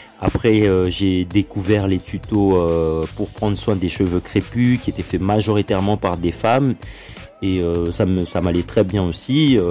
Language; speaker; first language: French; early bilingual, other home language; Lingala